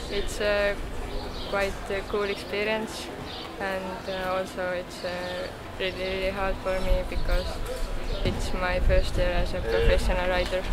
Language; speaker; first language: English; non-native, fluent; Estonian